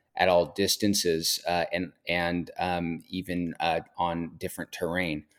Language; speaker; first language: English; native; English